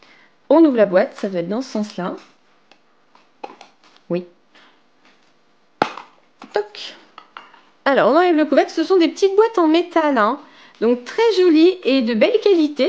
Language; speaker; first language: French; native; French